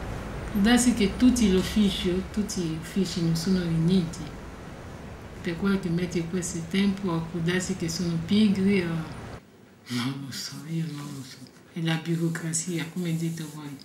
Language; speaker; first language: Italian; non-native, fluent; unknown